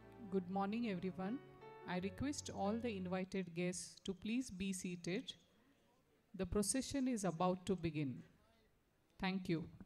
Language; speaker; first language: English; non-native, local second language; Marathi